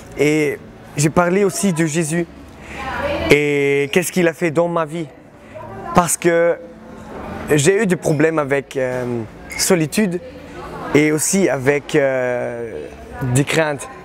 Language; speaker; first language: French; non-native, learner; German